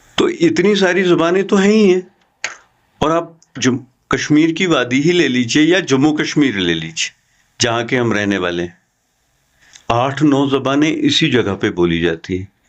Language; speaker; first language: Hindi; non-native, local second language; Kashmiri